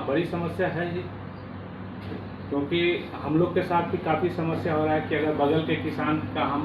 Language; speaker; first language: Hindi; native; Hindi